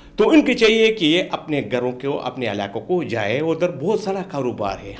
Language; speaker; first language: Urdu; non-native, local second language; Pashto